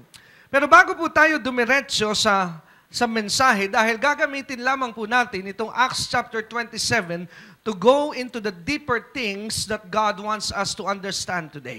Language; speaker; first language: Filipino; native; Filipino